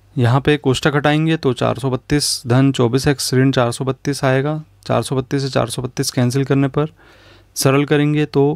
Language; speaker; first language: Hindi; native; Hindi